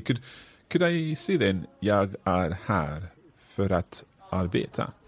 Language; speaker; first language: Swedish; non-native, learner; English